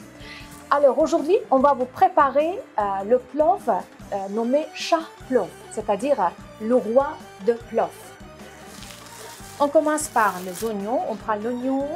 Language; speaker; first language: French; non-native, fluent; Azerbaijani